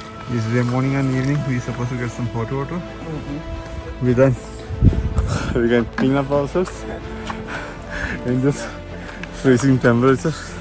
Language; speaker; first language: English; non-native, local second language; Malayalam